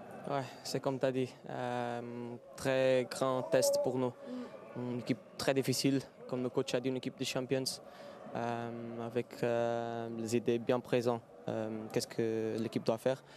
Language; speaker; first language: French; non-native, fluent; Portuguese